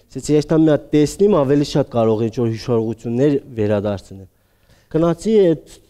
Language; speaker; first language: Armenian; native; Armenian